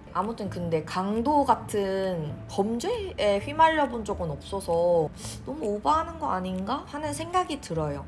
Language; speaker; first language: Korean; native; Korean